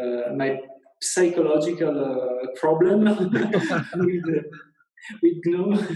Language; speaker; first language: English; non-native, learner; Italian